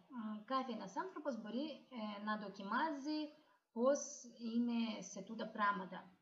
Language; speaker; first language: Greek; non-native, learner; Russian